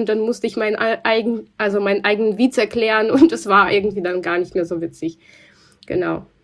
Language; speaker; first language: German; non-native, fluent; Russian